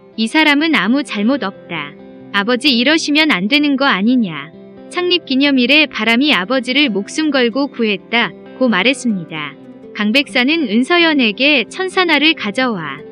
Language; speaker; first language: Korean; native; Korean